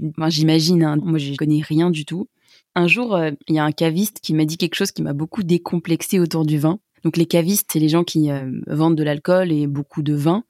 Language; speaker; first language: French; native; French